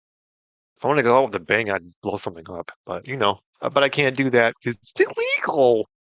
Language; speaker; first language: English; native; English